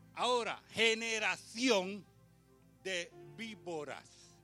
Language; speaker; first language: Spanish; early bilingual, heritage; Spanish